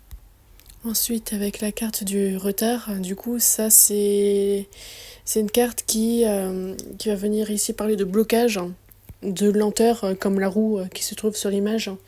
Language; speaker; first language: French; native; French